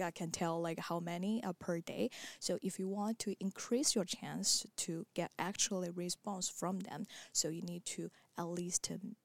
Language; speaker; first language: English; non-native, fluent; Chinese